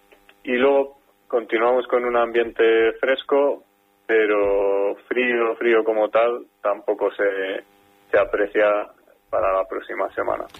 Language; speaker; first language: Spanish; native; Spanish